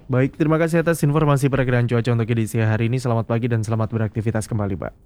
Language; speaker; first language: Indonesian; native; Indonesian